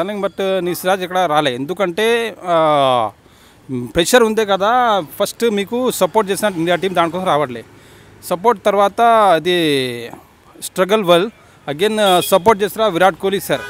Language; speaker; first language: Telugu; non-native, local second language; Urdu